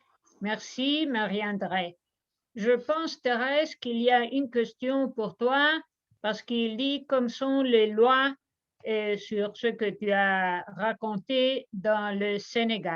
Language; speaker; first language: French; non-native, fluent; Spanish